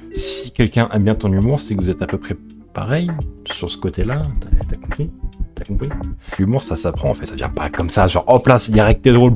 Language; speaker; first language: French; native; French